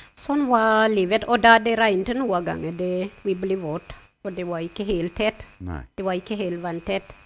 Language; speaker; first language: Norwegian; non-native, fluent; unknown